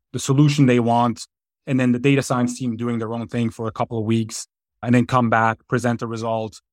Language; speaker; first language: English; non-native, fluent; German